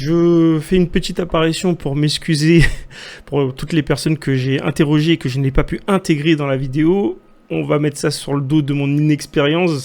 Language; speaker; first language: French; native; French